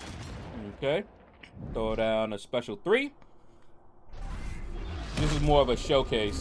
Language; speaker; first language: English; native; English